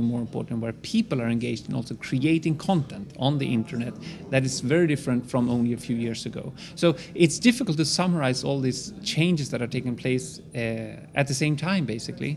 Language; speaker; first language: English; non-native, fluent; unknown